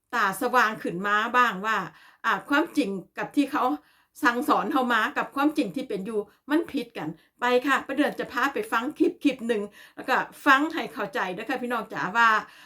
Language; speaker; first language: Thai; native; Thai